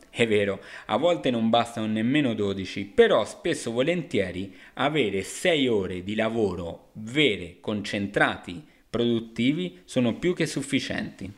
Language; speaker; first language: Italian; non-native, fluent; Spanish